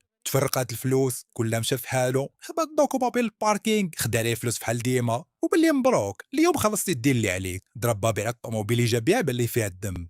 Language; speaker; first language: Arabic; native; Arabic